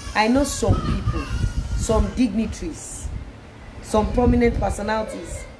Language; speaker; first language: English; non-native, local second language; Yoruba